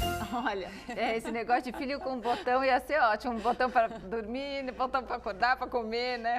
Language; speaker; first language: Portuguese; native; Portuguese